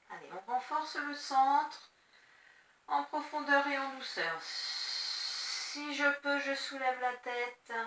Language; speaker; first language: French; native; French